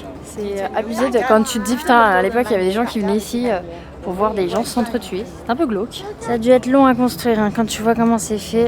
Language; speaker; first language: French; native; French